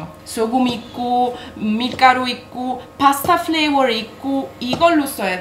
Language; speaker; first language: Korean; non-native, learner; Italian